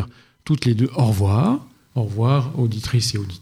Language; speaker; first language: French; native; French